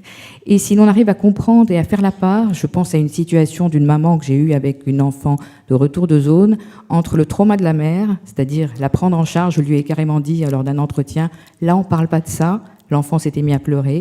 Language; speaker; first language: French; native; French